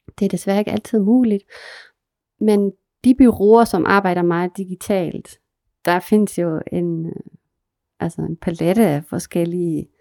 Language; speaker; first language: Danish; non-native, fluent; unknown